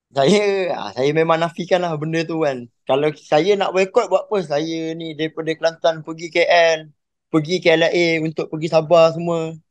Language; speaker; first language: Malay; native; Malay